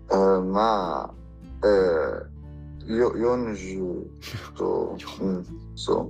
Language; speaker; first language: Japanese; non-native, learner; Arabic